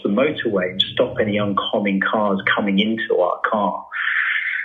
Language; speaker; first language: English; native; English